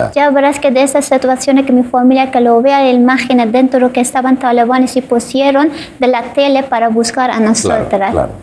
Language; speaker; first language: Spanish; non-native, fluent; Persian